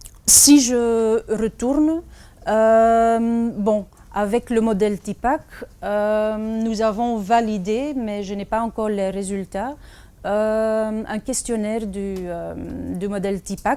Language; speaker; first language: French; non-native, fluent; Dutch